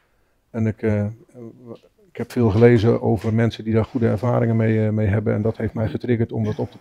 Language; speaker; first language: Dutch; native; Dutch